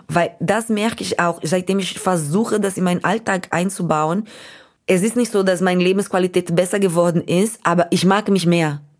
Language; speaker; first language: German; non-native, fluent; Portuguese